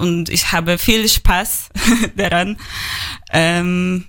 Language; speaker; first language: German; non-native, learner; Polish